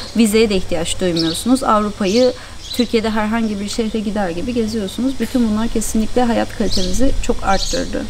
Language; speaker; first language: Turkish; native; Turkish